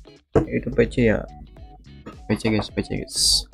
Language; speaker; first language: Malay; non-native, local second language; Sundanese